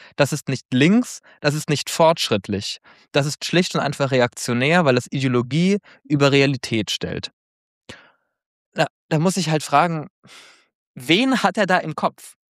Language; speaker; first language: German; native; German